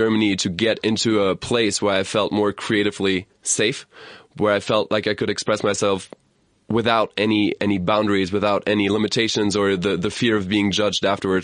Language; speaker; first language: English; non-native, fluent; German